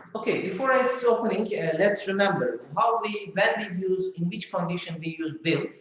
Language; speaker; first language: English; non-native, fluent; Turkish